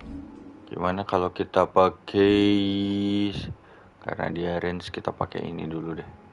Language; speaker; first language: Indonesian; native; Indonesian